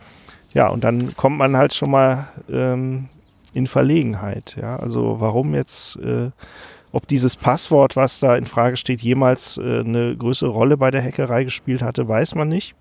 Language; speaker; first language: German; native; German